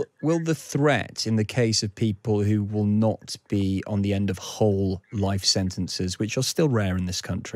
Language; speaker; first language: English; native; English